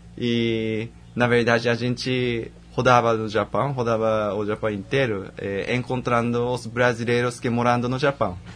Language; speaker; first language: Portuguese; non-native, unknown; Japanese